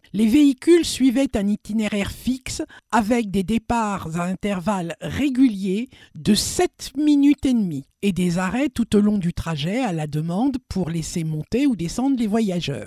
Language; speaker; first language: French; native; French